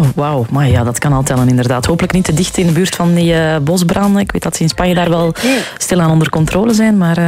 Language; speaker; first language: Dutch; native; Dutch